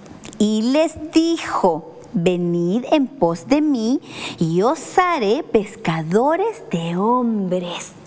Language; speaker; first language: Spanish; native; Spanish